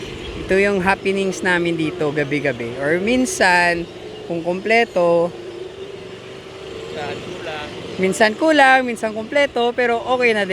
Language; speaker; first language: Filipino; native; Filipino